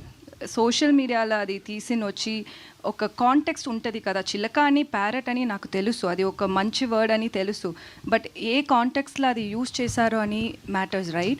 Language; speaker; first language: Telugu; non-native, learner; Tamil